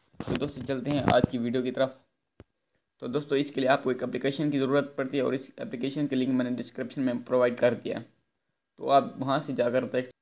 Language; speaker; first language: Urdu; non-native, local second language; Punjabi